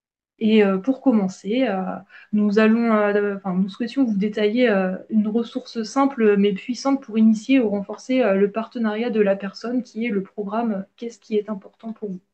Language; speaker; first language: French; native; French